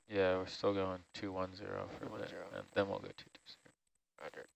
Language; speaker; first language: English; native; English